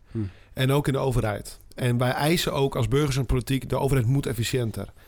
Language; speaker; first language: Dutch; native; Dutch